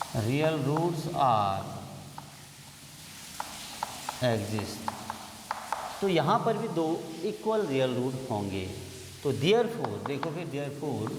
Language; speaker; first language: Hindi; native; Hindi